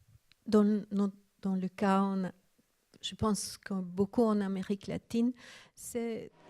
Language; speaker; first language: French; non-native, fluent; Spanish